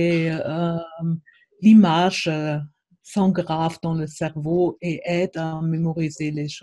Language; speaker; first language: French; non-native, fluent; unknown